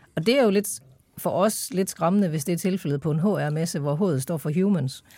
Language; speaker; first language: Danish; native; Danish